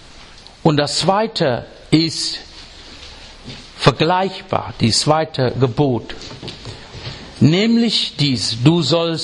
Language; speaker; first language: German; non-native, fluent; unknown